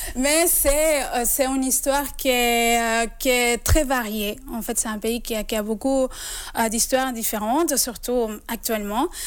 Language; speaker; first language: French; non-native, fluent; Spanish